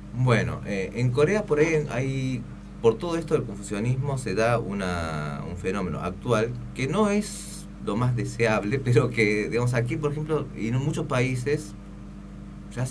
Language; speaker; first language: Spanish; early bilingual, other home language; Korean